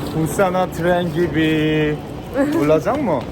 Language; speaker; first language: Turkish; non-native, learner; Korean